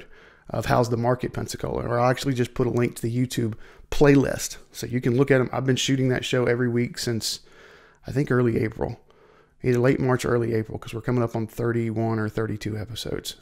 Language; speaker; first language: English; native; English